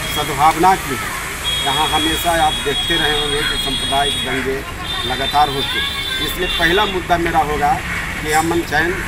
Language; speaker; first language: Hindi; native; Hindi